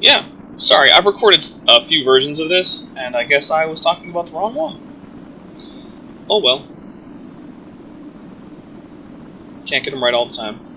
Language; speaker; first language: English; native; English